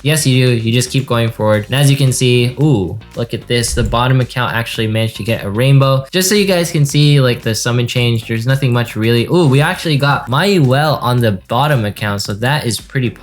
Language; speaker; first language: English; native; English